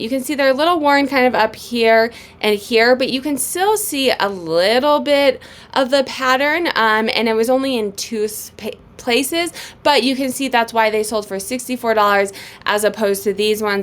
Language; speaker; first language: English; native; English